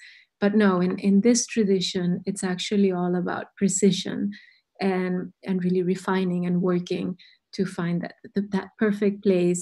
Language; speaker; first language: English; non-native, fluent; Spanish